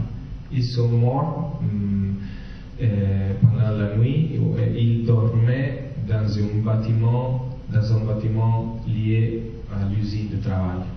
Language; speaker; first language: French; non-native, fluent; Italian